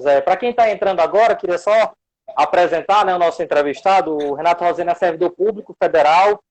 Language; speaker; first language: Portuguese; native; Portuguese